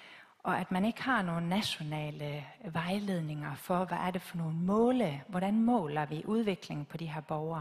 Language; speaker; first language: Danish; native; Danish